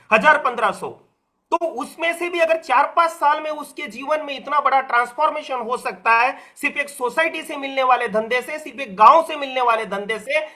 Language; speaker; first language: Hindi; non-native, local second language; Marathi